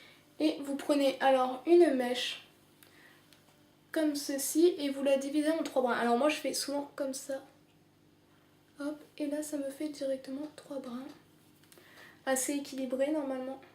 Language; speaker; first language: French; native; French